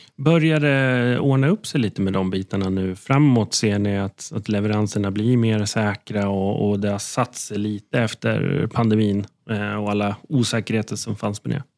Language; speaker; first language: Swedish; native; Swedish